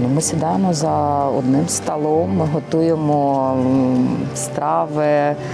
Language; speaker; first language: Ukrainian; native; Ukrainian